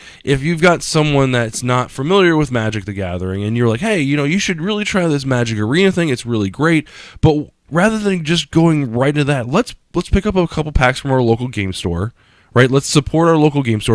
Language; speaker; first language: English; native; English